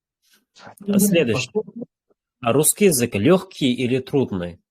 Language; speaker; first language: Russian; non-native, fluent; Uzbek